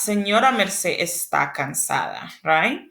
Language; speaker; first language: Spanish; non-native, fluent; English